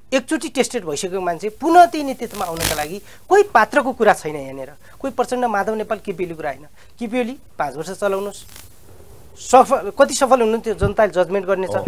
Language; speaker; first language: Nepali; native; Nepali